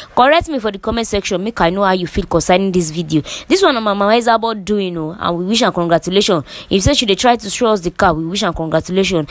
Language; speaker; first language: Nigerian Pidgin; native; Nigerian Pidgin